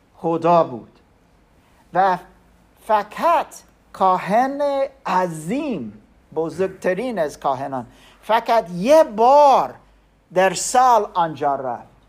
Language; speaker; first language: Persian; non-native, learner; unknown